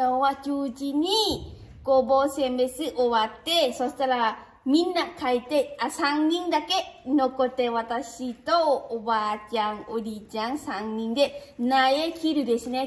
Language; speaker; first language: Japanese; non-native, learner; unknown